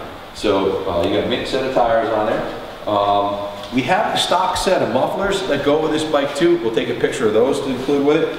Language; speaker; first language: English; native; English